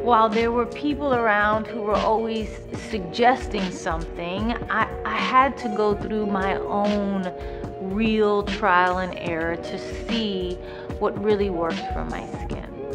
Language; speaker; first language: English; native; English